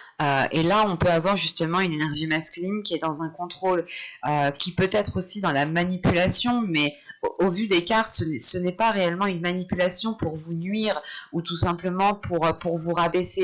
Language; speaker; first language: French; native; French